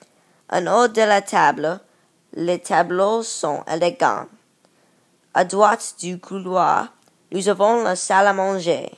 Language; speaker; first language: French; non-native, learner; English